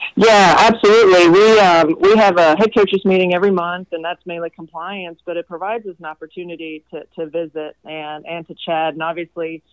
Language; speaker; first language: English; non-native, fluent; Swedish